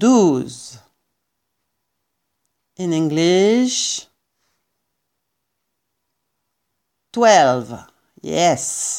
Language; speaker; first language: English; non-native, fluent; French